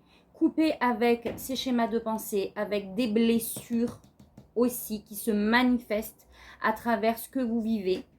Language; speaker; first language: French; native; French